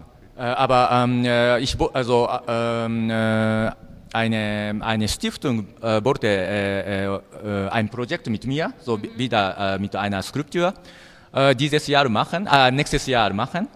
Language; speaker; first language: German; non-native, learner; Japanese